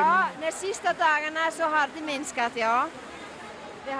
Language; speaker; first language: Danish; non-native, learner; Icelandic